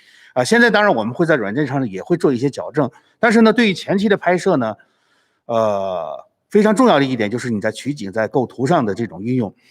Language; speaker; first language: Chinese; native; Chinese